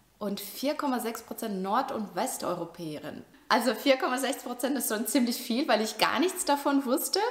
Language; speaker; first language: German; non-native, fluent; Russian